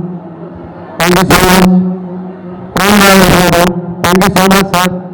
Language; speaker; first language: Telugu; native; Telugu